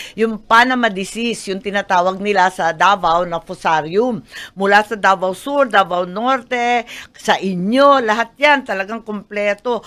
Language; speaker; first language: Filipino; native; Filipino